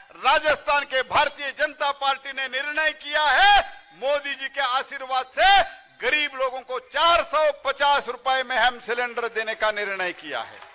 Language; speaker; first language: Hindi; non-native, local second language; Kannada